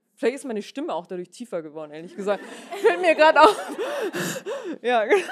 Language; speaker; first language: German; native; German